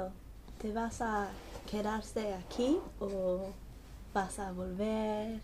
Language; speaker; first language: Spanish; non-native, learner; English